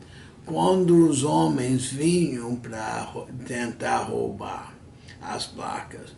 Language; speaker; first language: Portuguese; non-native, fluent; English